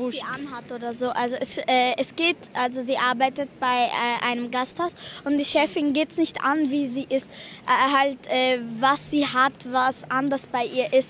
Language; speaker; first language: German; early bilingual, other home language; Arabic